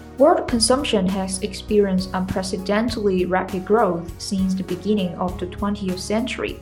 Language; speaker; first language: English; non-native, fluent; Chinese